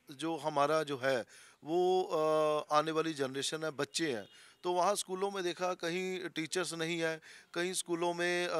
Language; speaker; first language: Hindi; non-native, local second language; Punjabi